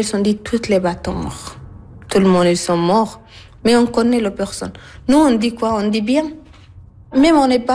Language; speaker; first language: French; non-native, learner; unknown